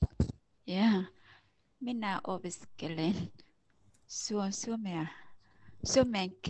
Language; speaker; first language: Finnish; non-native, learner; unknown